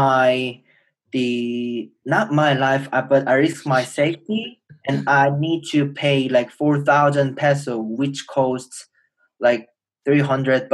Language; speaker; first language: English; non-native, fluent; Korean